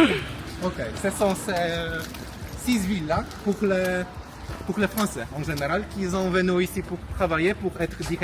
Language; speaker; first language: French; non-native, fluent; Polish